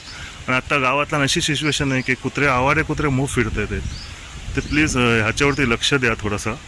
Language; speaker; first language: Marathi; non-native, local second language; Urdu